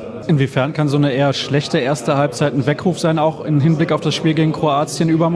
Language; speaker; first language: German; native; German